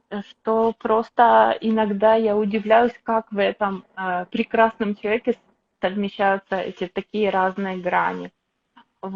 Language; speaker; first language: Russian; native; Russian